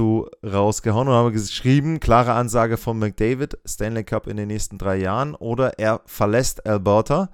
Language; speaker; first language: German; native; German